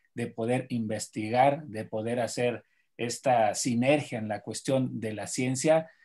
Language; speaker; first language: Spanish; native; Spanish